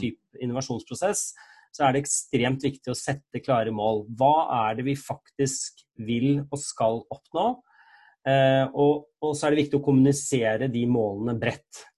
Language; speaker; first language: Norwegian; native; Norwegian